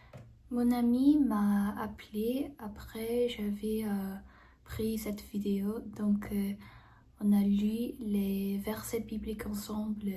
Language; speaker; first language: French; non-native, fluent; Korean